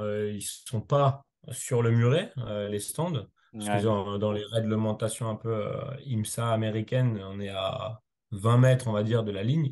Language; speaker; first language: French; native; French